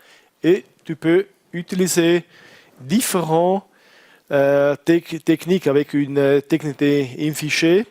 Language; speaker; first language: French; non-native, learner; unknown